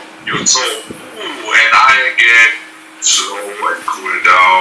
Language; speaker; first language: English; non-native, fluent; German